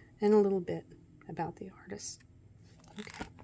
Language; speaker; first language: English; native; English